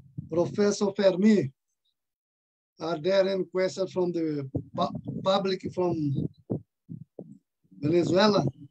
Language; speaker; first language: English; non-native, fluent; Portuguese